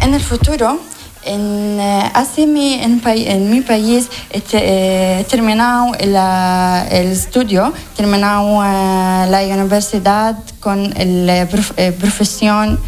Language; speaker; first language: Spanish; non-native, learner; Arabic